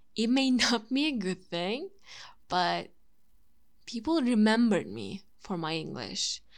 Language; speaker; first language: English; non-native, fluent; Turkish